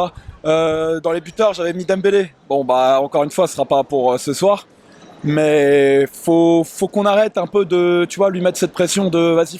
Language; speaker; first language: French; native; French